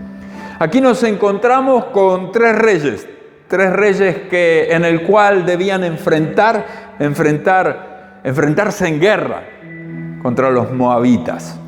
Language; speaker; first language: Spanish; native; Spanish